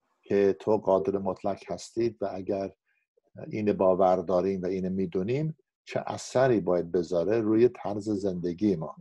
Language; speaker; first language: Persian; non-native, fluent; English